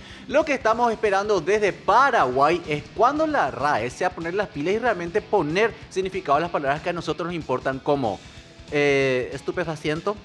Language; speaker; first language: Spanish; native; Spanish